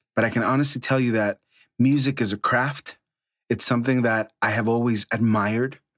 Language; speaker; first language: English; early bilingual, other home language; Spanish